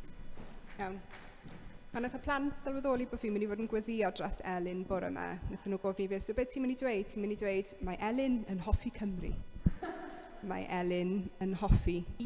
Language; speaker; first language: Welsh; native; Welsh